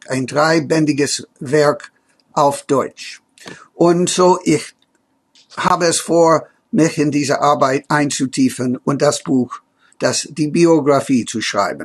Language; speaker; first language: German; non-native, fluent; English